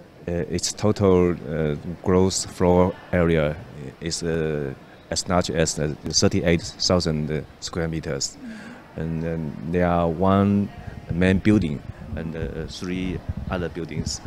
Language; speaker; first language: English; non-native, learner; Chinese